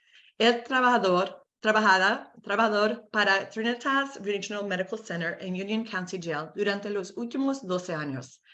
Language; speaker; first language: Spanish; non-native, learner; English